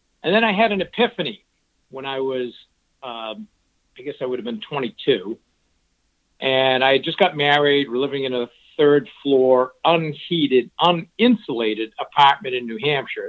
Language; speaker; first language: English; early bilingual, other home language; French